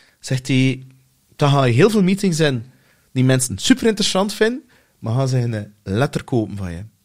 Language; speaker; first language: Dutch; native; Dutch